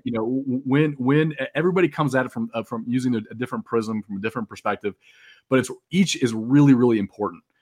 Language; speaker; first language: English; native; English